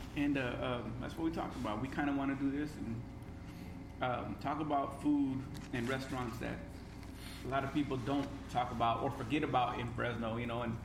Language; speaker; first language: English; native; English